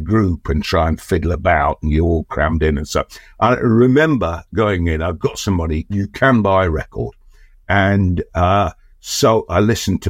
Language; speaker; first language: English; native; English